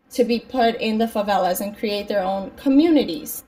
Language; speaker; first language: English; native; English